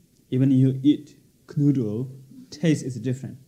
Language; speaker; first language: English; non-native, local second language; Tibetan